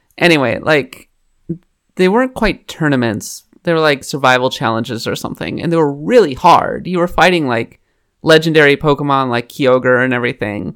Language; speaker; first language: English; native; English